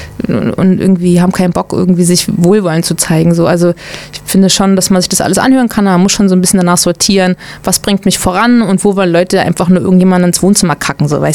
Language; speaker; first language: German; native; German